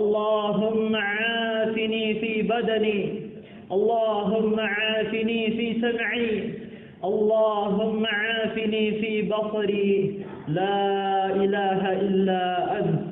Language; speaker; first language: Arabic; non-native, fluent; Indonesian